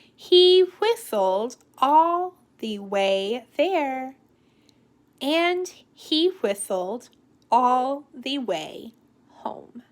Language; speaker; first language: English; native; English